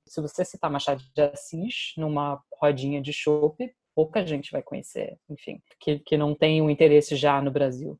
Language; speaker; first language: Portuguese; non-native, fluent; English